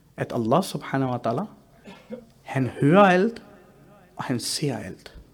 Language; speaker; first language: Danish; early bilingual, other home language; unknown